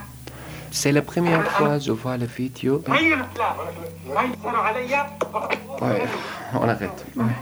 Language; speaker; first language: French; non-native, learner; Arabic